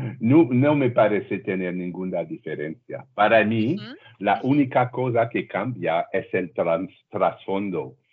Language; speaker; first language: Spanish; non-native, learner; French